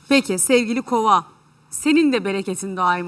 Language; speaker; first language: Turkish; native; Turkish